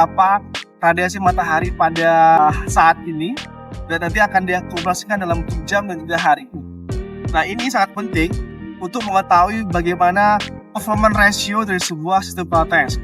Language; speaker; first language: Indonesian; native; Indonesian